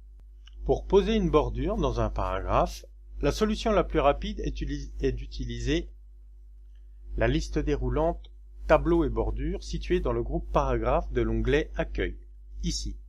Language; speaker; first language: French; native; French